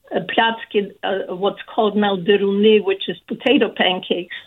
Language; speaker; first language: English; early bilingual, other home language; Ukrainian